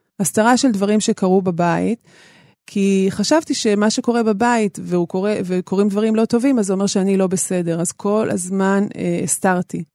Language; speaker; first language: Hebrew; native; Hebrew